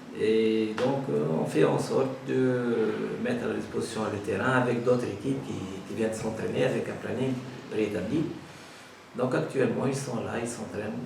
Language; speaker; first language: French; non-native, local second language; Arabic